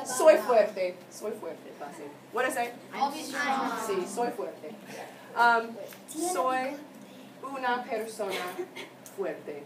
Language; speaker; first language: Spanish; non-native, fluent; English